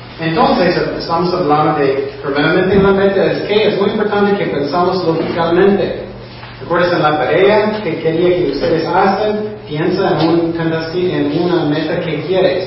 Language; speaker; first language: Spanish; non-native, fluent; English